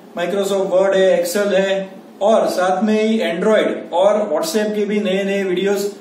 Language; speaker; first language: Hindi; non-native, local second language; Gujarati